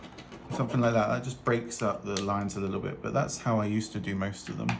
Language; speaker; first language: English; native; English